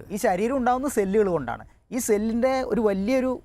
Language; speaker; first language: Malayalam; non-native, local second language; Tamil